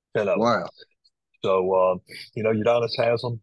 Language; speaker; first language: English; native; English